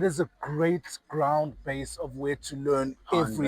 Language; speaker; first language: English; non-native, local second language; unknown